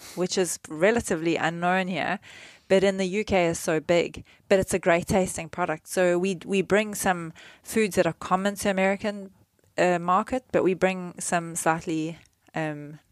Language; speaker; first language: English; native; English